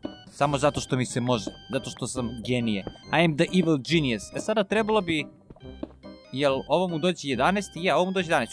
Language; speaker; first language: Serbian; native; Serbian